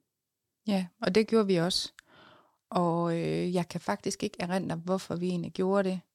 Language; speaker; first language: Danish; native; Danish